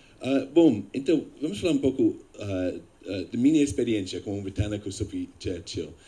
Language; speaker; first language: Portuguese; non-native, fluent; English